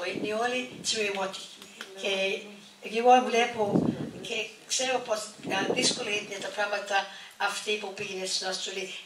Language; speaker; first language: Greek; early bilingual, heritage; English